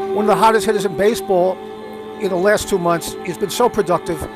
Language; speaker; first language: English; native; English